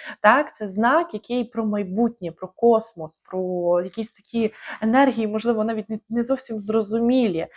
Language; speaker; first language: Ukrainian; non-native, local second language; Russian